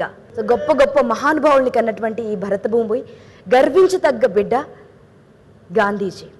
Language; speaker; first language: Telugu; native; Telugu